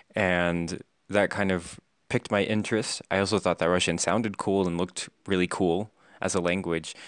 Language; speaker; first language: English; native; English